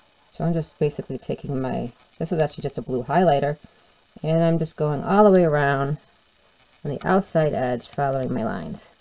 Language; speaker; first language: English; native; English